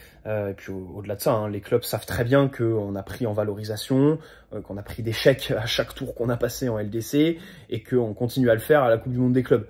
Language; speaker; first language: French; native; French